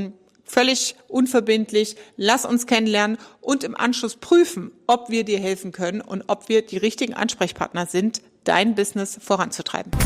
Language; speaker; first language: German; native; German